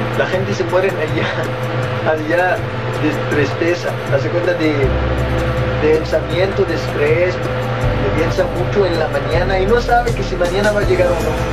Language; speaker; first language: Spanish; non-native, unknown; Arabic